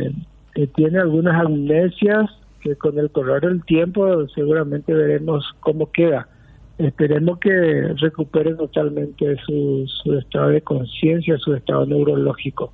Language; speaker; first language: Spanish; native; Spanish